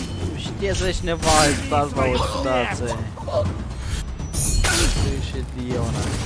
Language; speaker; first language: Russian; non-native, local second language; Romanian